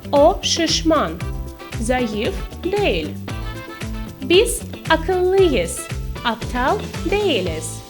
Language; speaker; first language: Turkish; non-native, fluent; Russian